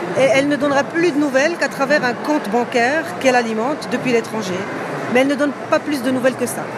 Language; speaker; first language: French; non-native, local second language; Arabic